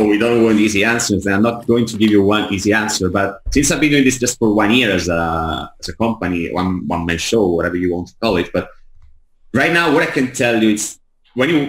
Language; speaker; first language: English; non-native, fluent; Italian